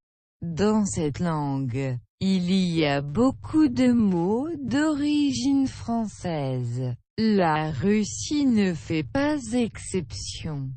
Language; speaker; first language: French; non-native, learner; Russian